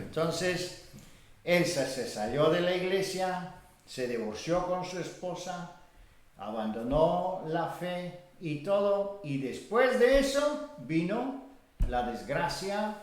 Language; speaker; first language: Spanish; non-native, fluent; Bulgarian